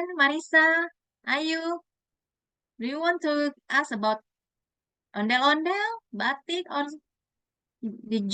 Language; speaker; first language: English; non-native, fluent; Indonesian